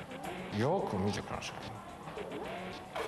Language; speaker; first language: Japanese; non-native, fluent; Chinese